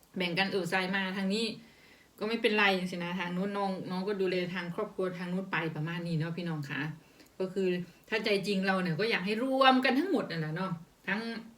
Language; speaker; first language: Thai; native; Thai